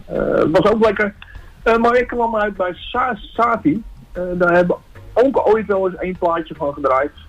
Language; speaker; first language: Dutch; native; Dutch